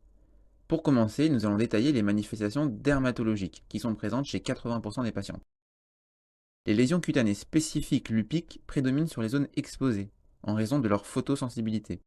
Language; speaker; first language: French; native; French